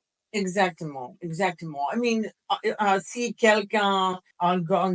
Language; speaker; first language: French; non-native, fluent; English